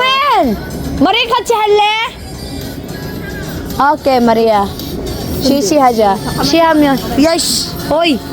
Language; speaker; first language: Korean; non-native, learner; Filipino